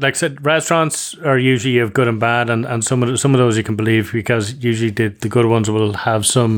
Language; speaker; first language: English; native; English